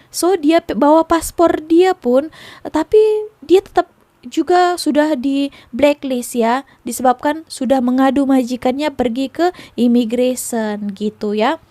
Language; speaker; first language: Indonesian; native; Indonesian